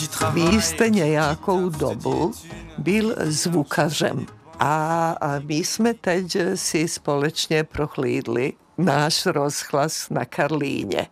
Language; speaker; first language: Czech; native; Czech